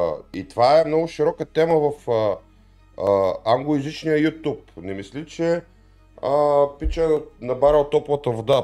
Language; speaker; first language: Bulgarian; native; Bulgarian